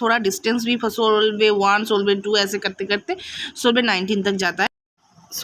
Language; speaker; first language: Hindi; non-native, local second language; Bangla